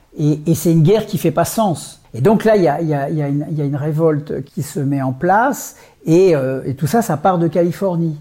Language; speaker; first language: French; native; French